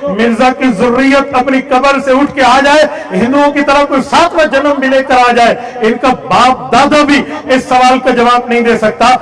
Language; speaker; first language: Urdu; non-native, local second language; Saraiki